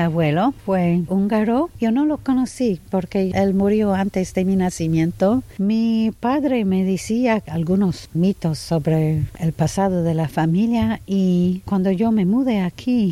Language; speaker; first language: Spanish; non-native, fluent; English